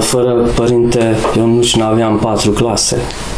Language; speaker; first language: Romanian; non-native, local second language; Hungarian